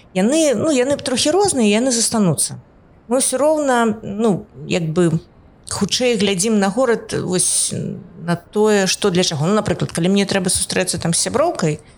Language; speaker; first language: Belarusian; non-native, local second language; Russian